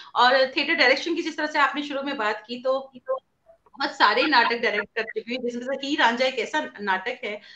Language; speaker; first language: Hindi; native; Hindi